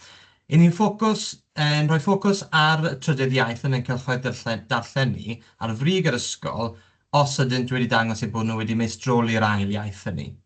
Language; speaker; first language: Welsh; native; Welsh